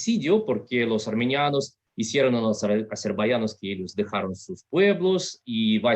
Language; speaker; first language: Spanish; non-native, fluent; Russian